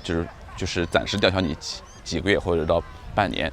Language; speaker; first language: Chinese; native; Chinese